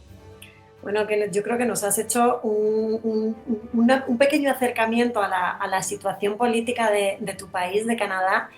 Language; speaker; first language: Spanish; native; Spanish